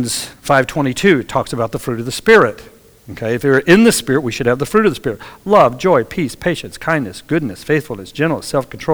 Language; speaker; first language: English; native; English